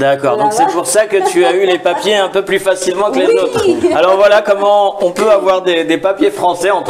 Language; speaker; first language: French; native; French